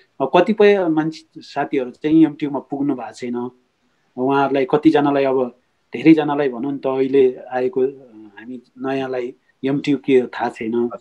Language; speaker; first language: Nepali; native; Nepali